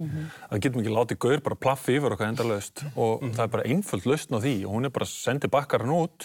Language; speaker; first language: Icelandic; native; Icelandic